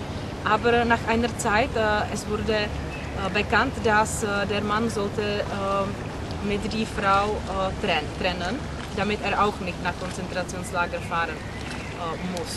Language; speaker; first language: German; non-native, learner; Czech